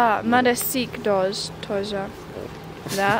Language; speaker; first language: Russian; non-native, learner; English